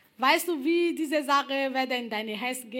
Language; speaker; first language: German; non-native, learner; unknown